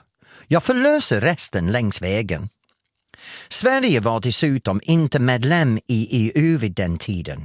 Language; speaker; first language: Swedish; non-native, fluent; English